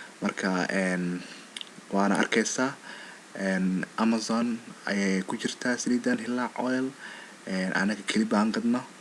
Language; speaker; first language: Somali; early bilingual, heritage; Somali